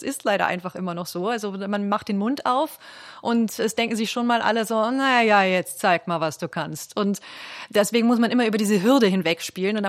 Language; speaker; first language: German; native; German